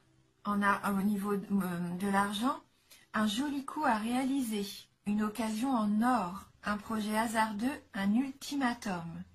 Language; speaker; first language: French; native; French